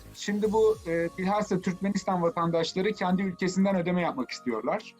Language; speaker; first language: Turkish; native; Turkish